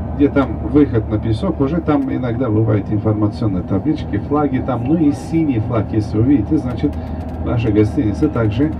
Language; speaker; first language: Russian; non-native, fluent; Turkish